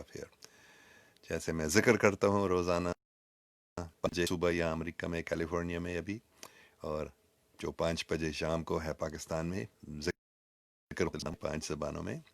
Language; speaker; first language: Hindi; non-native, local second language; English